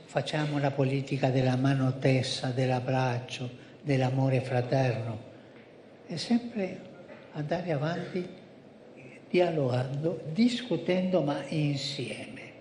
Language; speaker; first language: Italian; non-native, fluent; Spanish